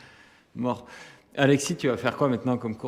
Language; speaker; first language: French; native; French